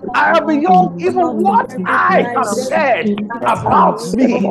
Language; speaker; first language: English; non-native, local second language; Yoruba